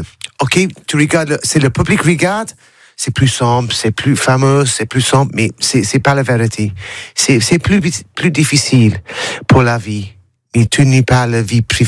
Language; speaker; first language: French; non-native, learner; English